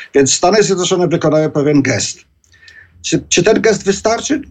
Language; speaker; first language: Polish; native; Polish